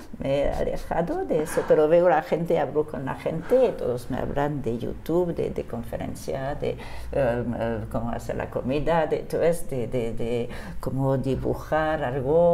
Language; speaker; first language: Spanish; non-native, fluent; French